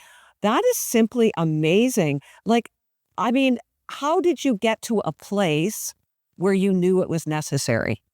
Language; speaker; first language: English; native; English